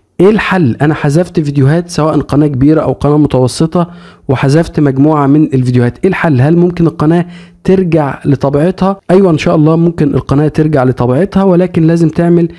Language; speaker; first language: Arabic; native; Arabic